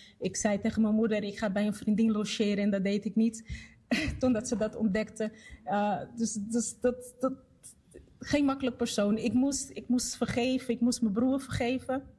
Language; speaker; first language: Dutch; non-native, fluent; Portuguese